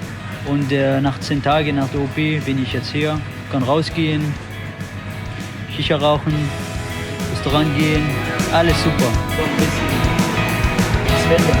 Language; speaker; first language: German; non-native, fluent; Arabic